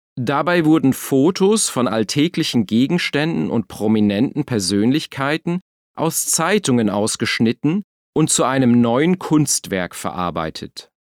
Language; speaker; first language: German; native; German